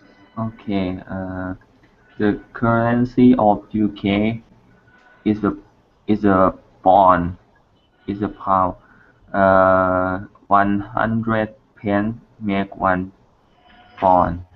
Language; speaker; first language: English; non-native, learner; Thai